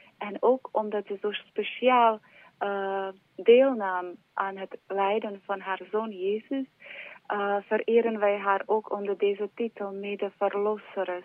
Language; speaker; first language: Dutch; non-native, fluent; Slovak